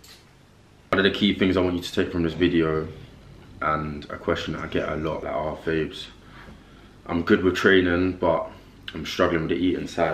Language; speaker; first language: English; native; English